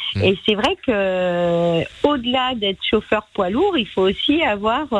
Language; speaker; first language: French; native; French